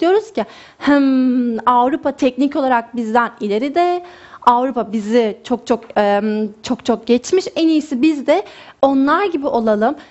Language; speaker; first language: Turkish; native; Turkish